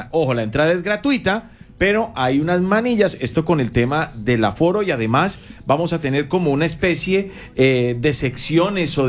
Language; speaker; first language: Spanish; native; Spanish